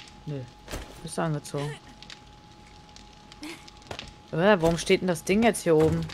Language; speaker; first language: German; native; German